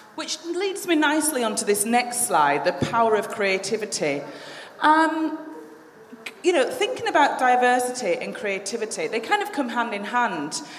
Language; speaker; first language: English; native; English